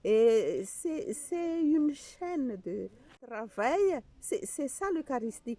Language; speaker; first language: French; non-native, fluent; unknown